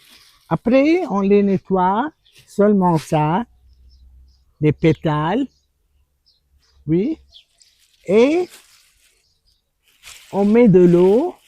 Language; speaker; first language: French; non-native, local second language; Arabic